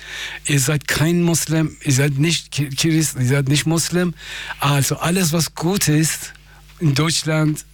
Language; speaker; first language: German; non-native, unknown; Persian